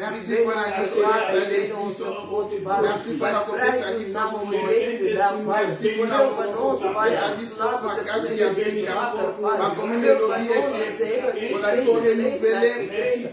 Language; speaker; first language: Dutch; non-native, learner; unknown